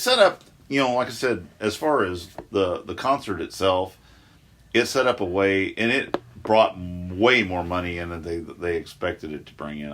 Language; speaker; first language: English; native; English